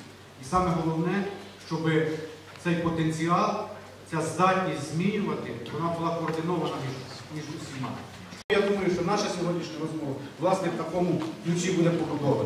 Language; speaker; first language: Ukrainian; native; Ukrainian